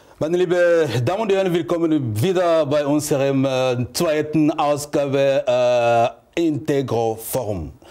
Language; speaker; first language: German; non-native, fluent; French